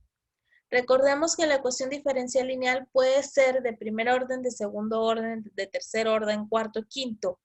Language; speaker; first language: Spanish; native; Spanish